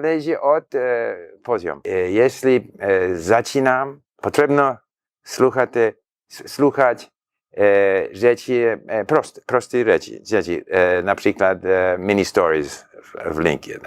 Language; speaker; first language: Polish; non-native, learner; English